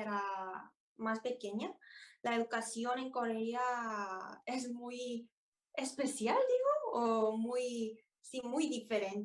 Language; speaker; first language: Spanish; non-native, fluent; Korean